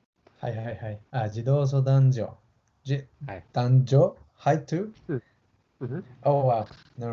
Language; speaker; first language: Japanese; non-native, learner; English